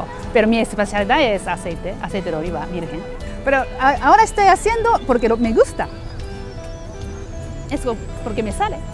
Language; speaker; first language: Spanish; non-native, fluent; Japanese